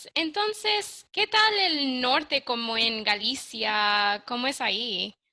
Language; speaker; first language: Spanish; non-native, fluent; English